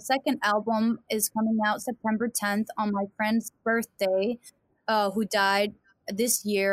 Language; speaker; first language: English; non-native, fluent; Danish